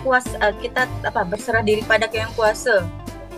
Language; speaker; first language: Indonesian; native; Indonesian